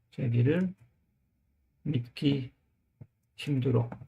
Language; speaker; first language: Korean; non-native, learner; English